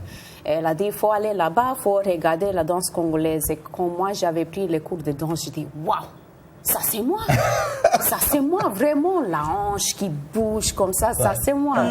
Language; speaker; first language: French; non-native, fluent; Spanish